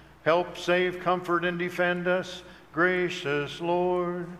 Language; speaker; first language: English; native; English